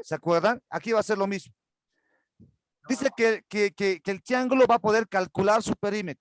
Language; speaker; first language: Spanish; native; Spanish